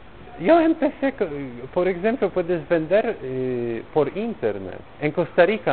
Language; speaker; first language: Spanish; non-native, learner; Polish